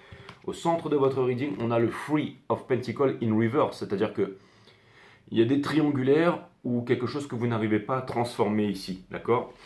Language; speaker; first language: French; native; French